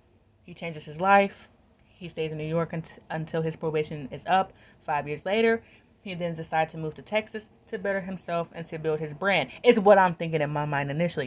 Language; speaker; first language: English; native; English